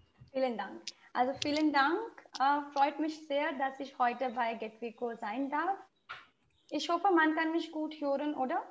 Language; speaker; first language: German; non-native, fluent; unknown